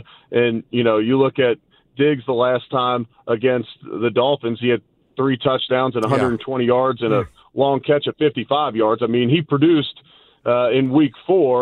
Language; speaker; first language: English; native; English